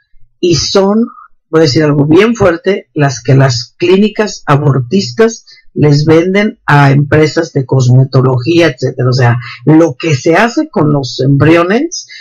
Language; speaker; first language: Spanish; native; Spanish